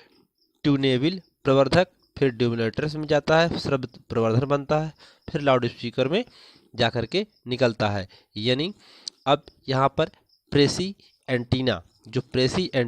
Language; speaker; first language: Hindi; native; Hindi